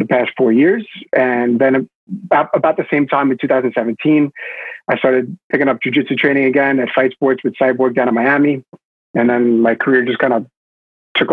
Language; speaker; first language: English; native; English